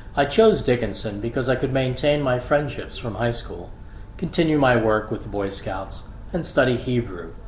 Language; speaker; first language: English; native; English